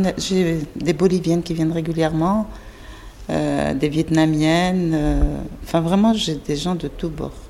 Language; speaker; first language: French; non-native, local second language; Arabic